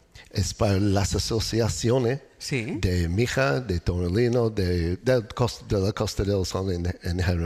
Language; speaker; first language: Spanish; non-native, learner; English